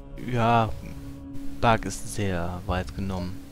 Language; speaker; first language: German; native; German